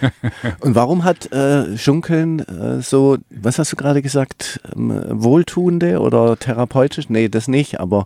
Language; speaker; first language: German; native; German